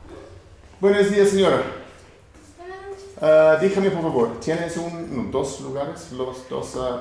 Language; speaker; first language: Spanish; non-native, learner; English